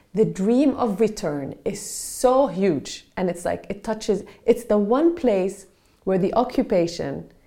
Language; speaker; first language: English; non-native, fluent; Arabic